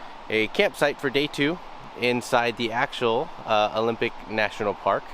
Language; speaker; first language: English; native; English